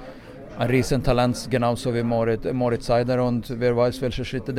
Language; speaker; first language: German; non-native, fluent; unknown